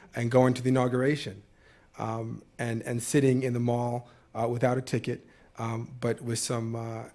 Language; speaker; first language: English; native; English